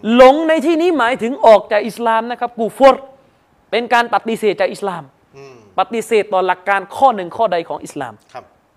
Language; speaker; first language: Thai; non-native, local second language; Malay